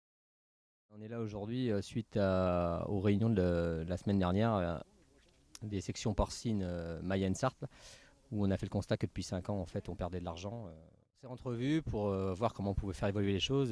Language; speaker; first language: French; native; French